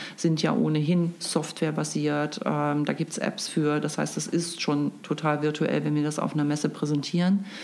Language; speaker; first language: German; native; German